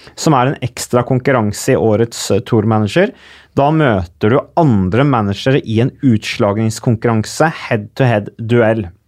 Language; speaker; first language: Norwegian; native; Norwegian